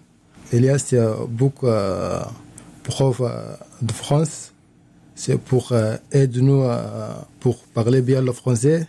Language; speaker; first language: French; non-native, learner; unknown